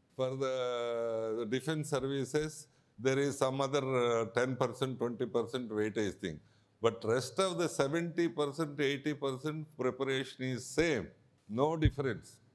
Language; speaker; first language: English; non-native, local second language; Telugu